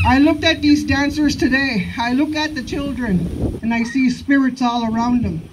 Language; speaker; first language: English; native; English